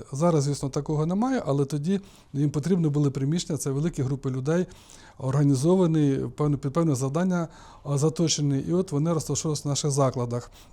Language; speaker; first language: Ukrainian; native; Ukrainian